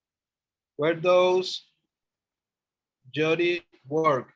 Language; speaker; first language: English; non-native, learner; Spanish